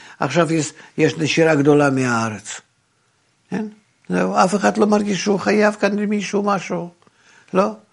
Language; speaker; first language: Hebrew; non-native, fluent; Russian